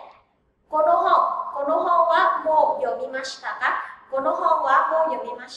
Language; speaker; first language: Japanese; non-native, fluent; Vietnamese